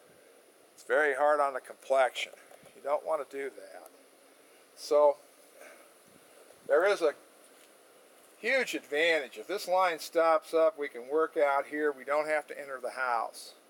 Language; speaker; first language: English; native; English